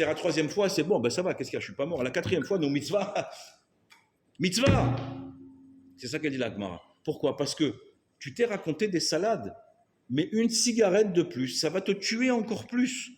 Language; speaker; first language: French; native; French